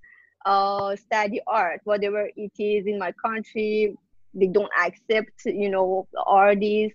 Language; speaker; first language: English; non-native, learner; Persian